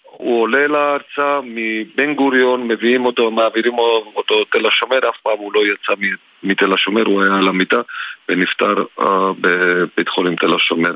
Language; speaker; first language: Hebrew; non-native, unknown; Georgian